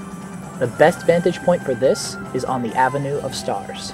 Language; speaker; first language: English; native; English